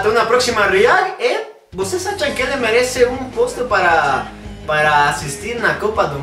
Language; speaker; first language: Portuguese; non-native, learner; Spanish